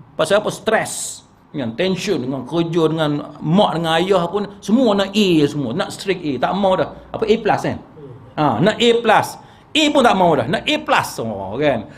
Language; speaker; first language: Malay; native; Malay